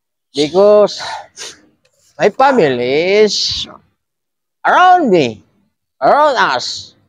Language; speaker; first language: English; non-native, learner; Filipino